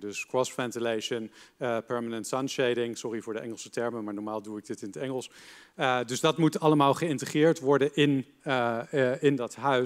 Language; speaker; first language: Dutch; native; Dutch